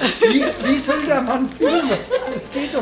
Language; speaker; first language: German; native; German